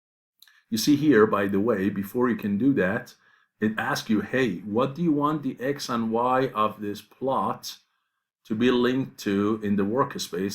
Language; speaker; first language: English; non-native, fluent; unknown